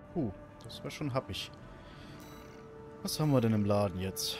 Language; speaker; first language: German; native; German